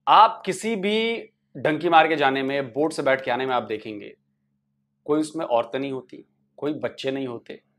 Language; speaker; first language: Hindi; native; Hindi